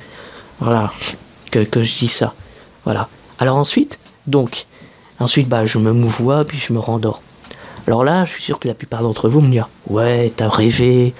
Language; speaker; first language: French; native; French